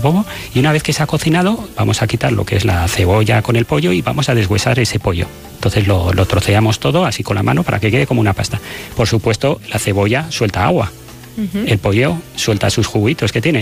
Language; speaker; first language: Spanish; native; Spanish